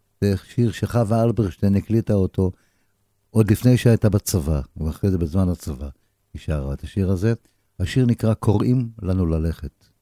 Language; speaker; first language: Hebrew; native; Hebrew